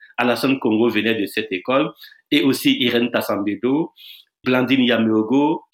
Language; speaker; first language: French; non-native, local second language; Dyula